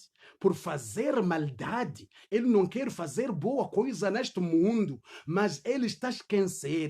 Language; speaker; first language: Portuguese; non-native, learner; Swahili